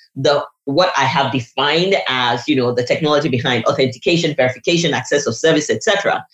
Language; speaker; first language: English; non-native, local second language; Yoruba